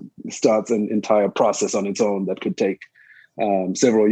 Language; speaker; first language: English; non-native, local second language; Shona